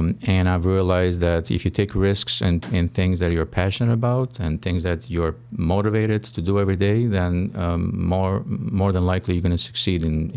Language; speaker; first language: English; non-native, fluent; Albanian